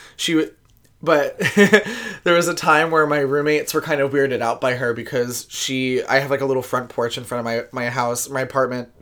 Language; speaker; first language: English; native; English